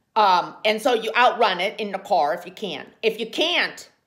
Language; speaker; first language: English; native; English